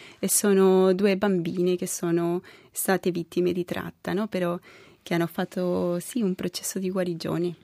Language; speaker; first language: Italian; non-native, fluent; Spanish